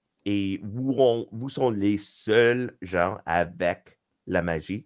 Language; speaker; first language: French; non-native, local second language; English